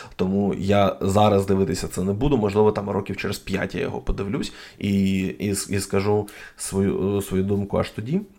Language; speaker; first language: Ukrainian; non-native, local second language; Russian